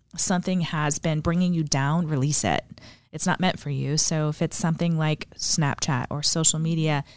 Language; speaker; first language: English; native; English